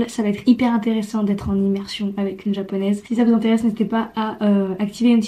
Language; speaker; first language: French; native; French